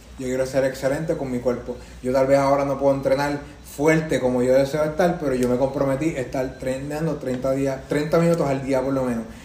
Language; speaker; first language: Spanish; native; Spanish